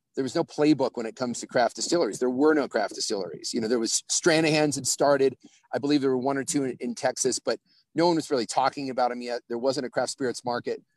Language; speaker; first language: English; native; English